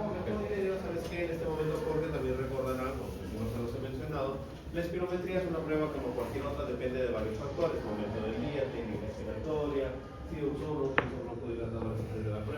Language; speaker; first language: Spanish; native; Spanish